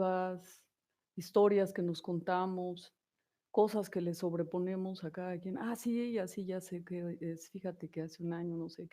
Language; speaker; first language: Spanish; native; Spanish